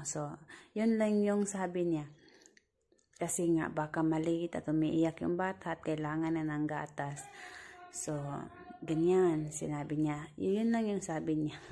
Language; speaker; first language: Filipino; native; Filipino